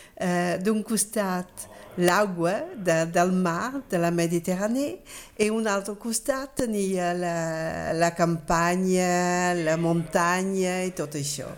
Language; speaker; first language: Catalan; early bilingual, heritage; Catalan